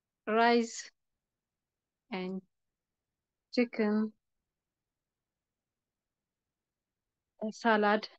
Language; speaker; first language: English; non-native, learner; Tigrinya